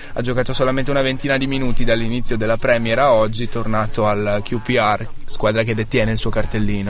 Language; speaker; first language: Italian; native; Italian